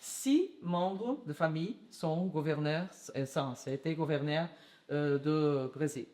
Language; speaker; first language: French; non-native, learner; Portuguese